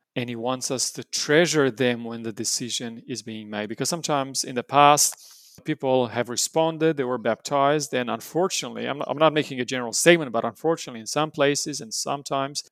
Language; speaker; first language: English; non-native, fluent; Romanian